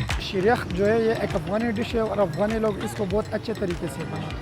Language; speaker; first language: Hindi; non-native, local second language; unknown